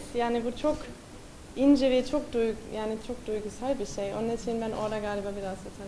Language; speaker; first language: Turkish; non-native, fluent; German